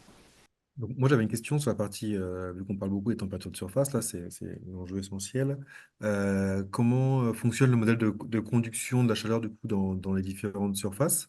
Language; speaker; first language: French; native; French